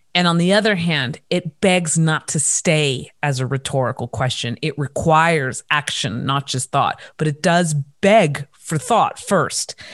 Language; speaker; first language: English; native; English